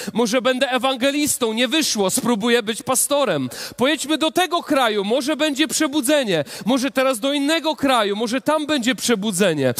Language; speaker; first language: Polish; native; Polish